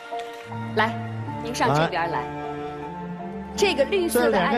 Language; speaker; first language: Chinese; native; Chinese